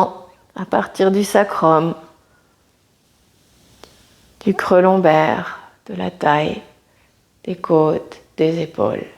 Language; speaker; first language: French; native; French